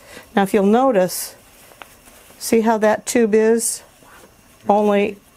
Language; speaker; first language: English; native; English